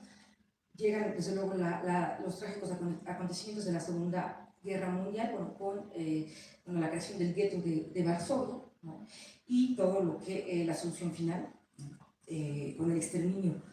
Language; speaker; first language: Spanish; native; Spanish